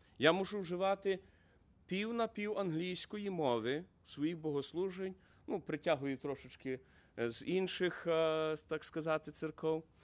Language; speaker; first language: Ukrainian; native; Ukrainian